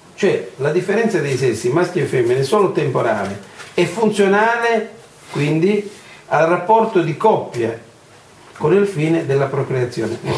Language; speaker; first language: Italian; non-native, fluent; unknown